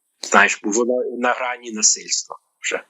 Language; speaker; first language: Ukrainian; early bilingual, heritage; Ukrainian